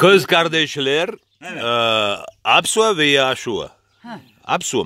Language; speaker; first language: Turkish; non-native, learner; Abkhazian